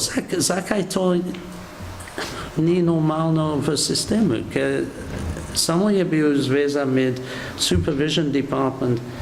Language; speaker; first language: Slovenian; non-native, learner; English